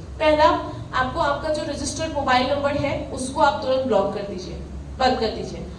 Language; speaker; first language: Hindi; non-native, local second language; Assamese